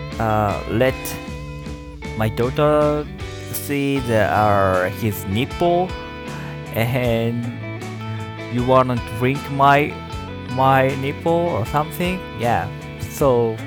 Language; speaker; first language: English; non-native, learner; Japanese